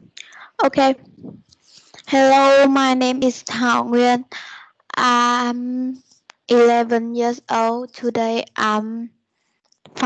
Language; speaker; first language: English; non-native, learner; Vietnamese